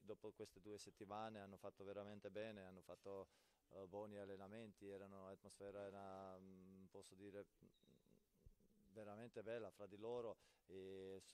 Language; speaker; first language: Italian; non-native, fluent; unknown